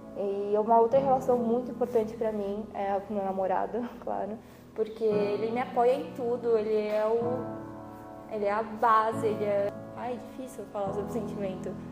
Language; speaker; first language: Portuguese; native; Portuguese